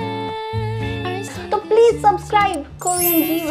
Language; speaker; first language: Hindi; native; Hindi